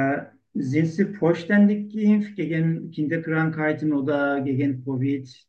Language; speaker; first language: German; non-native, learner; Turkish